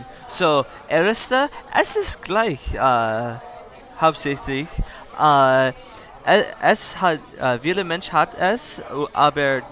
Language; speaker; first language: German; non-native, learner; English